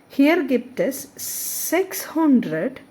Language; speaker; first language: German; non-native, fluent; Malayalam